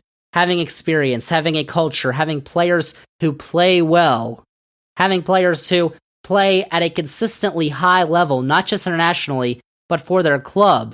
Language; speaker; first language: English; native; English